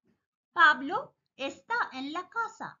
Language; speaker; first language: Spanish; non-native, fluent; Bangla